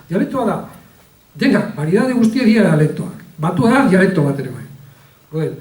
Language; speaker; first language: Basque; native; Basque